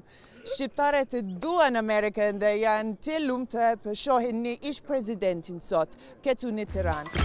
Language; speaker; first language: Albanian; non-native, learner; English